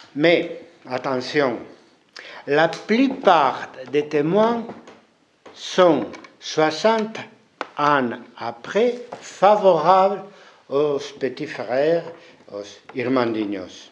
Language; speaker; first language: French; non-native, fluent; Spanish